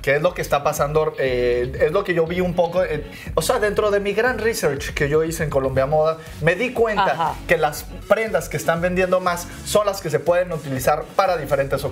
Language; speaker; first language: Spanish; native; Spanish